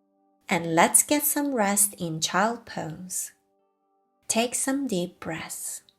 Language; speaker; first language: English; non-native, fluent; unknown